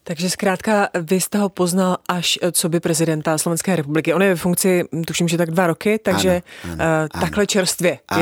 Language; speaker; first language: Czech; native; Czech